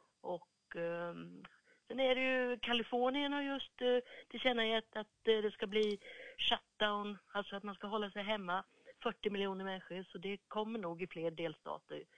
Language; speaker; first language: Swedish; native; Swedish